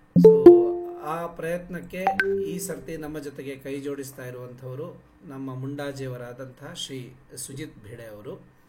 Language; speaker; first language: Kannada; non-native, local second language; Konkani